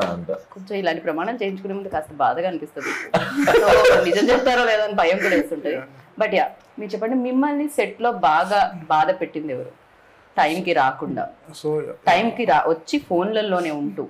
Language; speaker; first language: Telugu; native; Telugu